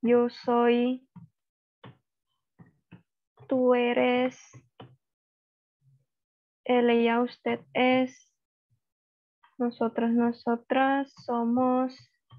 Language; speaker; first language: Spanish; non-native, learner; Indonesian